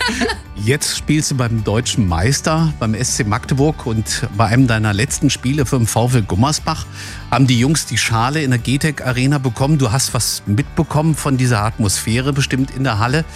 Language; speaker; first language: German; native; German